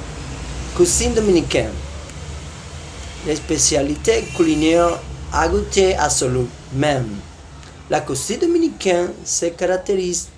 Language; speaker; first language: French; non-native, learner; Spanish